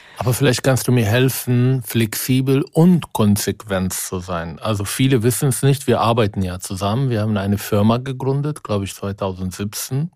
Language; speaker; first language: German; non-native, fluent; Arabic